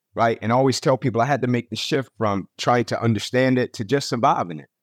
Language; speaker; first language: English; native; English